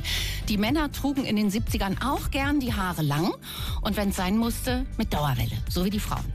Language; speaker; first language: German; native; German